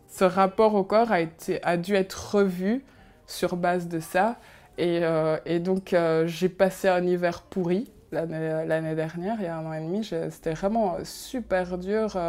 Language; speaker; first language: French; early bilingual, other home language; Kinyarwanda